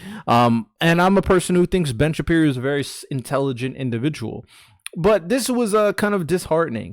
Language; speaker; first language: English; native; English